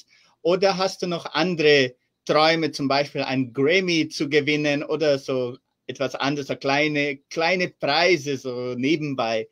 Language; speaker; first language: German; early bilingual, heritage; German